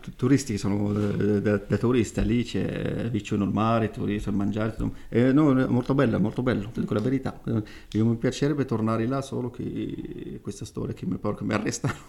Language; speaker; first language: Italian; non-native, fluent; Arabic